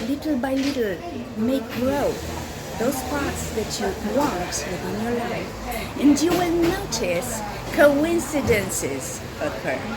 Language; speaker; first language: English; non-native, fluent; Italian